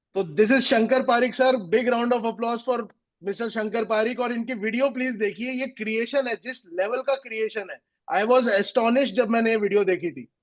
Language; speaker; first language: Hindi; native; Hindi